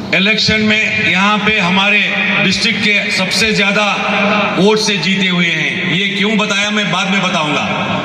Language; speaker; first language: Urdu; native; Urdu